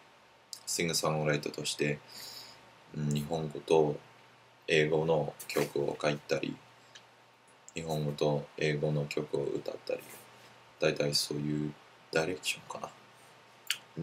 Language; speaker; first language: Japanese; non-native, learner; English